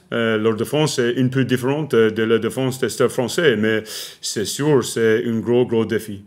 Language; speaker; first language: French; non-native, learner; English